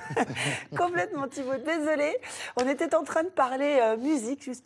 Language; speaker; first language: French; native; French